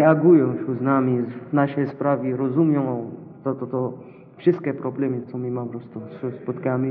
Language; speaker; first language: Polish; non-native, learner; Arabic